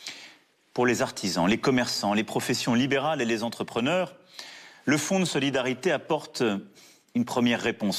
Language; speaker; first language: French; native; French